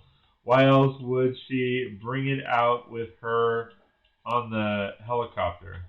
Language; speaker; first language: English; native; English